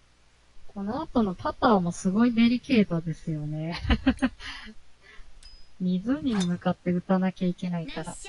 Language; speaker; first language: Japanese; native; Japanese